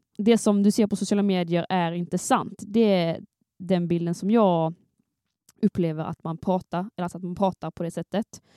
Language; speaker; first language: Swedish; native; Swedish